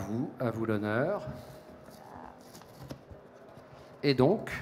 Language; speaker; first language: French; native; French